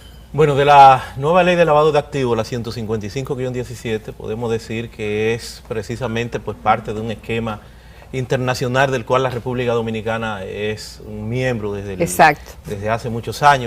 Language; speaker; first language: Spanish; native; Spanish